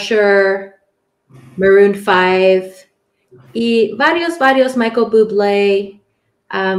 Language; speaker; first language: Spanish; early bilingual, heritage; Spanish